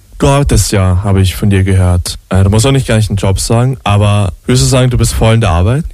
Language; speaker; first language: German; native; German